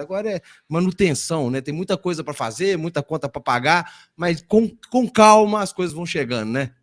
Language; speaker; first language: Portuguese; native; Portuguese